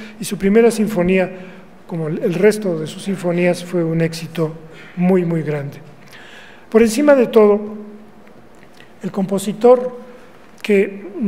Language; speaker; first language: Spanish; native; Spanish